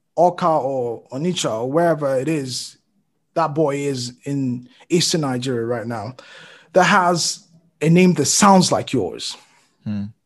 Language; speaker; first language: English; non-native, local second language; Yoruba